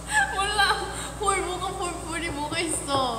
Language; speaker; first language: Korean; non-native, fluent; Thai